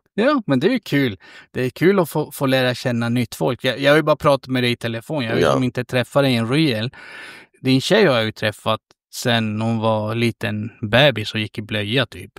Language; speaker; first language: Swedish; native; Swedish